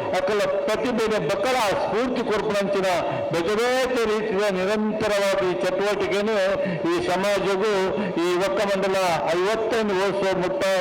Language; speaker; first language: Kannada; non-native, local second language; Tulu